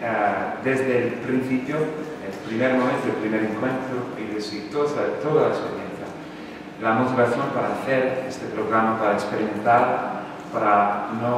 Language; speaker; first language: Spanish; non-native, fluent; English